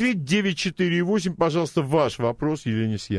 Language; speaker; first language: Russian; native; Russian